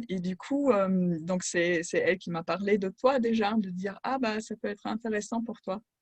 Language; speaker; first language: French; non-native, fluent; German